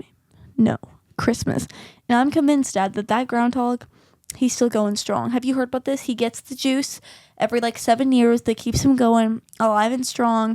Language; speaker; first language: English; native; English